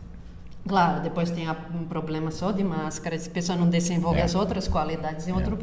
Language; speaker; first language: Portuguese; non-native, fluent; Finnish